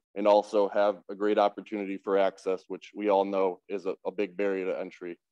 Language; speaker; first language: English; native; English